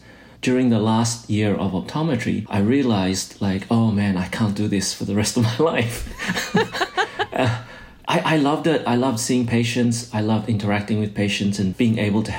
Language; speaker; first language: English; native; English